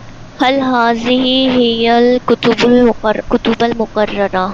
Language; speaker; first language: Arabic; non-native, learner; Urdu